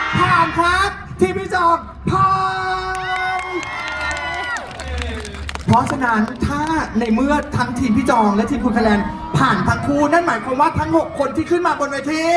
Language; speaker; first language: Thai; native; Thai